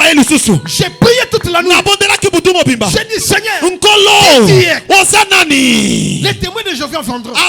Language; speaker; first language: French; non-native, local second language; Lingala